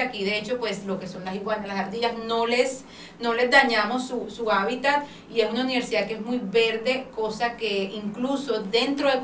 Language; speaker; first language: Spanish; native; Spanish